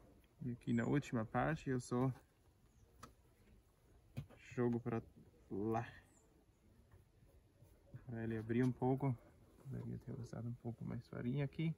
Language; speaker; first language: Portuguese; non-native, fluent; German